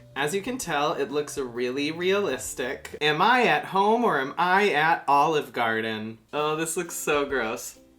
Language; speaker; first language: English; native; English